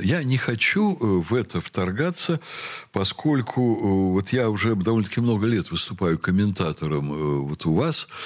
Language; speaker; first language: Russian; native; Russian